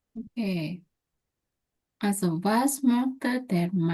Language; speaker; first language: German; non-native, fluent; Indonesian